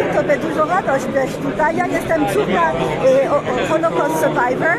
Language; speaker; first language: Polish; non-native, learner; French